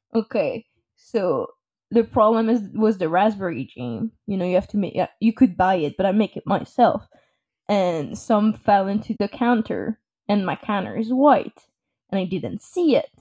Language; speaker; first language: English; non-native, fluent; French